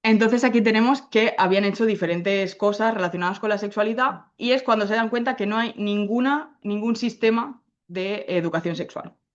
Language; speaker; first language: Spanish; native; Spanish